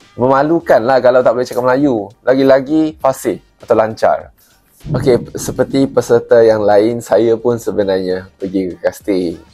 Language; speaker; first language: Malay; non-native, local second language; Chinese